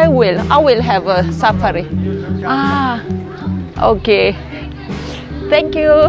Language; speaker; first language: English; non-native, learner; Korean